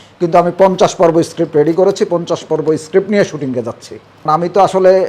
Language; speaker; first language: Bangla; native; Bangla